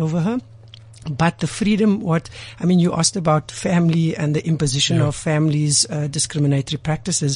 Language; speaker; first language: English; native; English